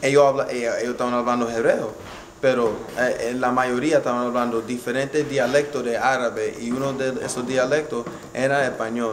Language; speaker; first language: Spanish; non-native, learner; English